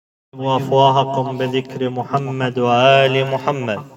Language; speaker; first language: Arabic; native; Arabic